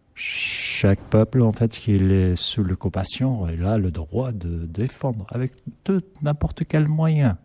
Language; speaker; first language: French; non-native, learner; Arabic